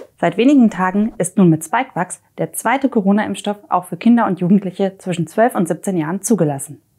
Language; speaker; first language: German; native; German